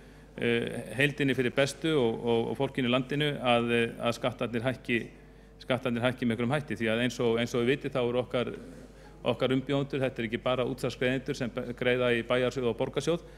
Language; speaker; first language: Icelandic; native; Icelandic